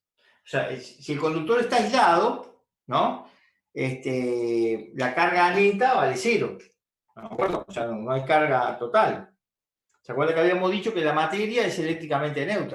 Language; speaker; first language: Spanish; native; Spanish